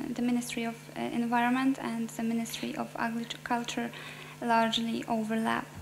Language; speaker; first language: English; non-native, fluent; Polish